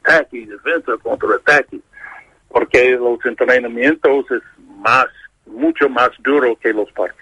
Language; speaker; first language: Spanish; non-native, learner; English